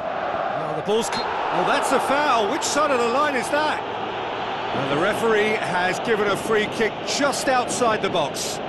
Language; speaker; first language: English; native; English